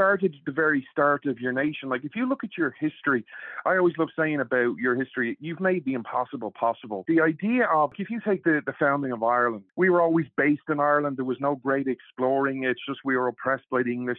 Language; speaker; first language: English; native; English